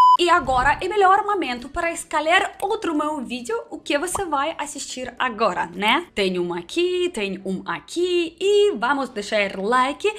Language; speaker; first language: Portuguese; non-native, learner; Russian